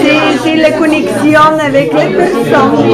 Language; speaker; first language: French; non-native, learner; Bulgarian